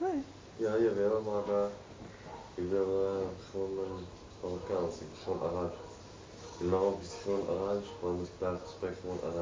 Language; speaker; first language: Dutch; non-native, learner; Arabic